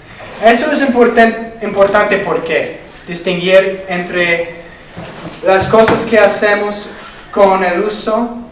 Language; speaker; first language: Spanish; non-native, fluent; English